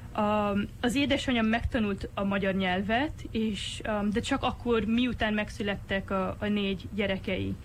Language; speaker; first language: Hungarian; early bilingual, heritage; Hungarian